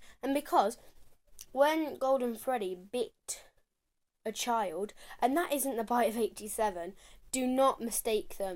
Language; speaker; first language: English; native; English